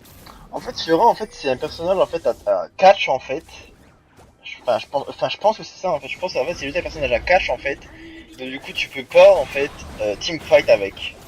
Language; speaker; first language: French; native; French